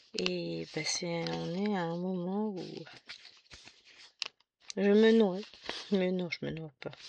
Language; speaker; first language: French; native; French